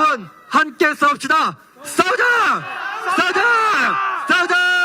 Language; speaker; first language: Korean; native; Korean